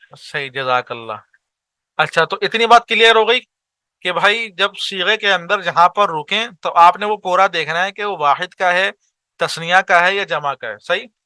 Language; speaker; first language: Urdu; native; Urdu